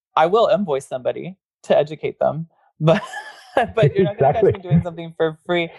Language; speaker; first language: English; native; English